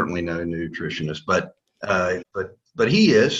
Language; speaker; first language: English; native; English